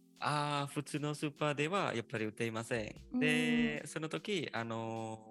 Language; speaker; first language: Japanese; non-native, fluent; Indonesian